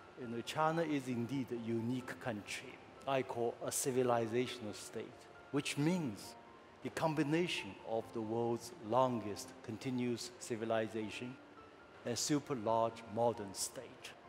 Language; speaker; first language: English; non-native, fluent; Chinese